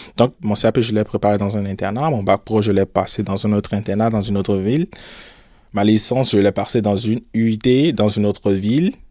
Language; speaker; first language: French; non-native, local second language; Fon